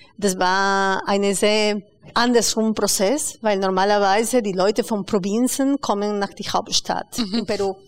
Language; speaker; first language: German; non-native, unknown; Spanish